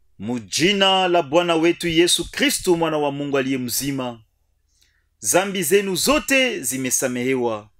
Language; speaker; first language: Swahili; native; Swahili